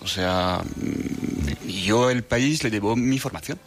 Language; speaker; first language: Spanish; non-native, fluent; French